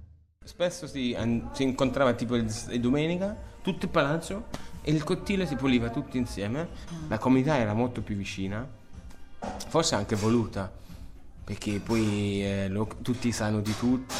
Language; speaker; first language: Italian; non-native, fluent; German